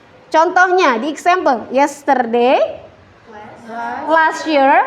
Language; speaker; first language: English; non-native, fluent; Indonesian